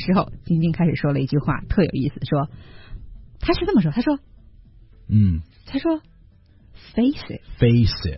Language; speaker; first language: Chinese; native; Chinese